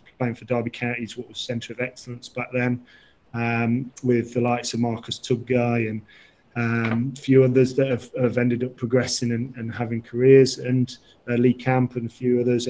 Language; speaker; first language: English; native; English